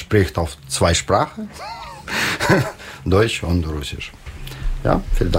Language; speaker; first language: German; non-native, learner; Russian